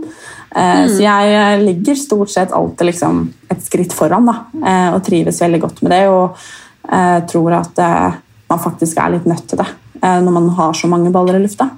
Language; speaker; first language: Norwegian; native; Norwegian